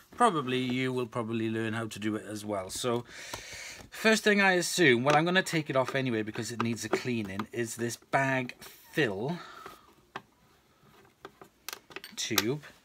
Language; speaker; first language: English; native; English